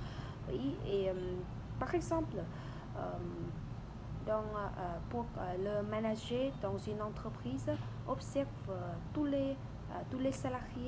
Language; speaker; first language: French; non-native, learner; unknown